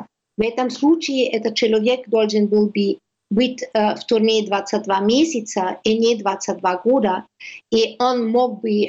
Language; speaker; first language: Russian; non-native, learner; German